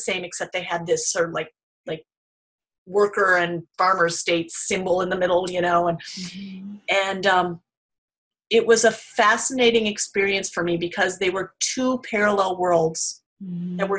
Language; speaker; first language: English; native; English